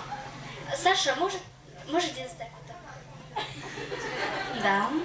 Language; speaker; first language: Russian; non-native, local second language; Yakut